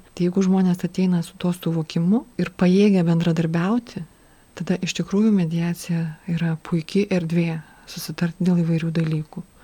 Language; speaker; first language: Lithuanian; native; Lithuanian